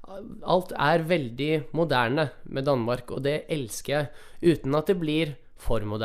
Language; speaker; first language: Norwegian; early bilingual, other home language; Russian